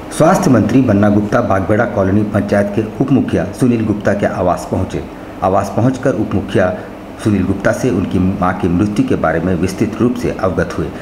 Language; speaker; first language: Hindi; native; Hindi